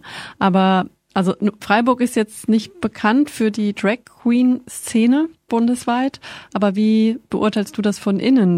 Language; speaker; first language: German; native; German